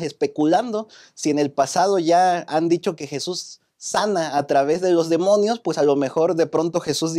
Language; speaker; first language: Spanish; native; Spanish